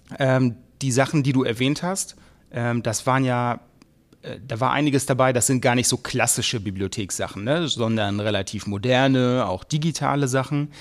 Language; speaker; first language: German; native; German